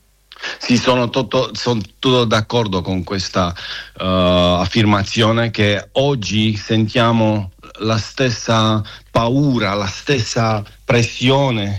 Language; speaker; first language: Italian; non-native, learner; Romanian